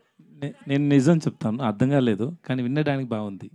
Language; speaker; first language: Telugu; non-native, learner; Tamil